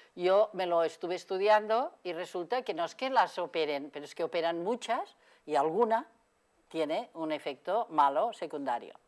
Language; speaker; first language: Spanish; non-native, local second language; Catalan